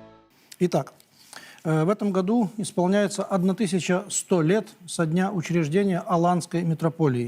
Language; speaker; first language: Russian; native; Russian